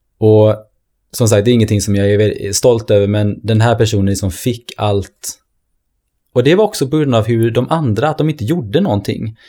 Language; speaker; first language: Swedish; early bilingual, other home language; Norwegian